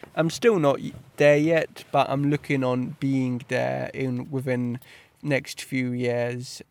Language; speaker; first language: English; early bilingual, other home language; Polish